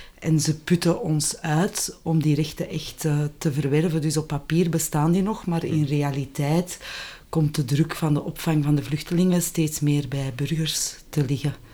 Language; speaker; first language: Dutch; native; Dutch